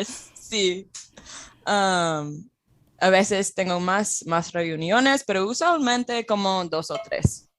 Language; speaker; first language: Spanish; non-native, fluent; English